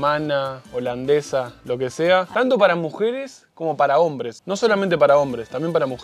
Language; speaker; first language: Spanish; native; Spanish